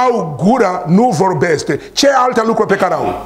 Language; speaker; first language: Romanian; non-native, learner; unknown